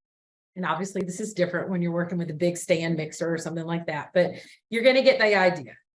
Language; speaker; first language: English; native; English